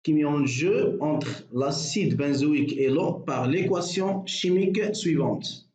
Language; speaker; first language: French; non-native, local second language; Arabic